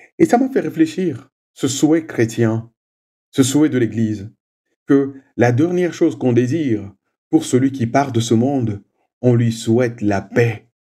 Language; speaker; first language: French; non-native, local second language; Swahili